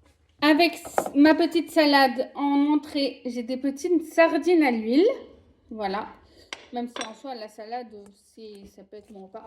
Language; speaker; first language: French; native; French